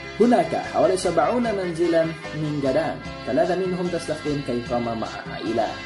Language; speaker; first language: Arabic; non-native, fluent; Indonesian